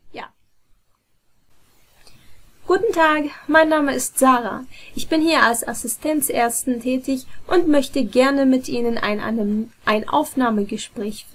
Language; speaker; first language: German; non-native, fluent; Arabic